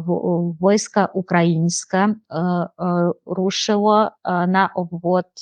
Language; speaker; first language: Polish; non-native, fluent; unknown